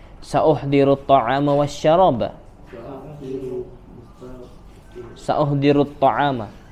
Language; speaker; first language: Arabic; non-native, fluent; Indonesian